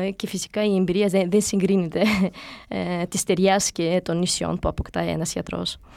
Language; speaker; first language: Greek; early bilingual, other home language; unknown